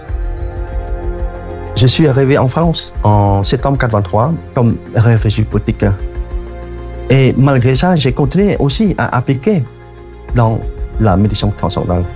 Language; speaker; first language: French; non-native, fluent; Khmer